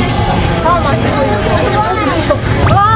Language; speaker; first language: Korean; non-native, fluent; Japanese